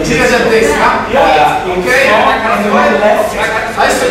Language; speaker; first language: Italian; native; Italian